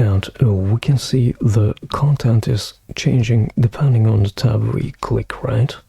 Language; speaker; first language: English; non-native, fluent; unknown